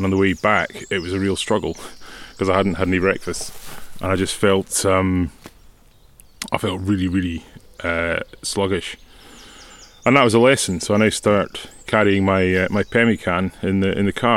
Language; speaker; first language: English; native; English